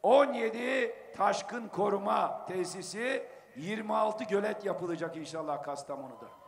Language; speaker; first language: Turkish; native; Turkish